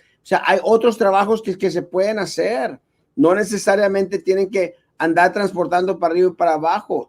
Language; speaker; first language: Spanish; non-native, local second language; English